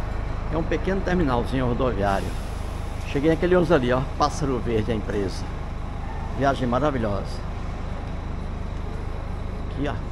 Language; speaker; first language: Portuguese; native; Portuguese